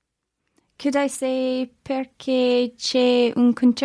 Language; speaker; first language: Italian; non-native, learner; English